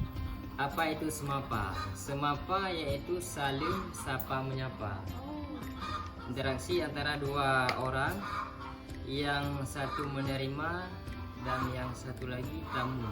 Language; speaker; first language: Indonesian; non-native, local second language; Achinese